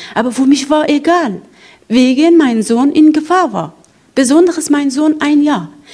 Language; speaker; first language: German; non-native, learner; Persian